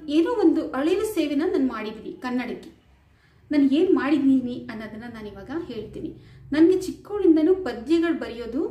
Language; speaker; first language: Kannada; native; Kannada